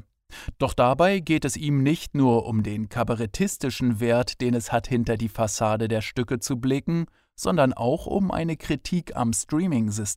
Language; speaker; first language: German; native; German